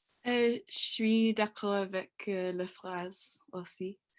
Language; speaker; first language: French; non-native, learner; English